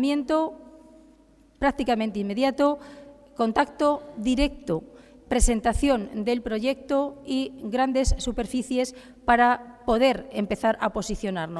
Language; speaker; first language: Spanish; native; Spanish